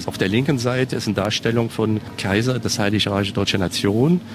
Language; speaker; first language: German; non-native, local second language; French